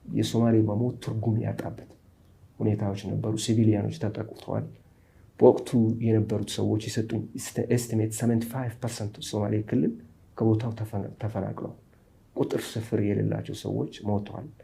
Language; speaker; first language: Amharic; non-native, local second language; Somali